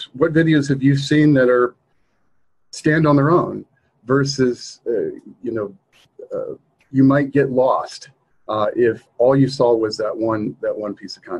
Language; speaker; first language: English; native; English